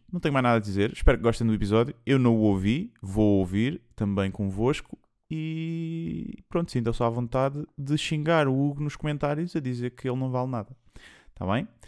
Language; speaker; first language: Portuguese; native; Portuguese